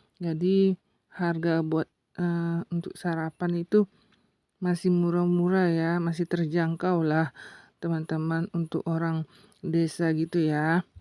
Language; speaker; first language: Indonesian; non-native, local second language; Buginese